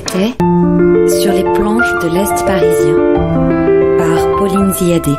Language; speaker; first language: French; native; French